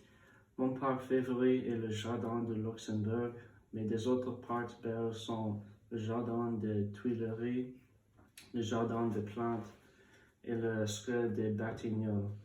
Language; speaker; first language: French; non-native, learner; English